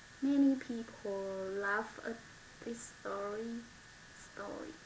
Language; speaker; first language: English; non-native, learner; Vietnamese